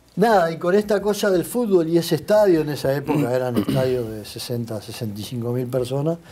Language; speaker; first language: Spanish; native; Spanish